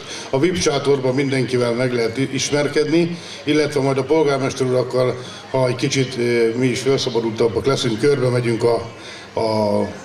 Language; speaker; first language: Hungarian; native; Hungarian